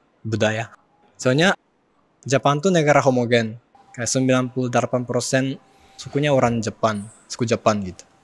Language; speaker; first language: Indonesian; non-native, fluent; Japanese